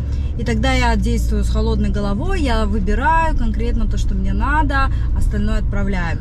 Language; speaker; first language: Russian; native; Russian